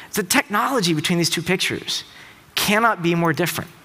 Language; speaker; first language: English; native; English